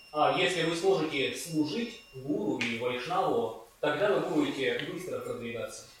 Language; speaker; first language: Russian; native; Russian